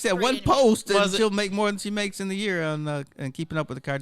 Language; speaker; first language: English; native; English